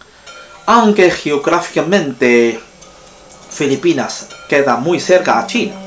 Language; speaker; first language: Spanish; non-native, fluent; Chinese